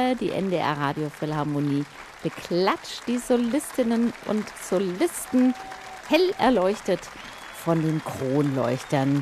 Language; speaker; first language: German; native; German